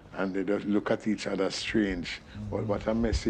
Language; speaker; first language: English; native; English